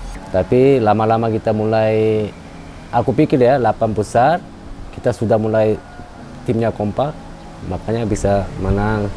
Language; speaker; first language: Indonesian; non-native, fluent; Korean